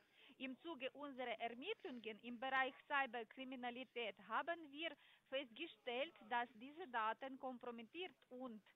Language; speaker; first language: German; non-native, learner; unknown